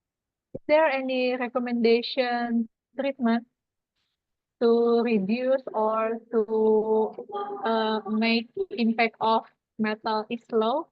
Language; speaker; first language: English; non-native, fluent; Indonesian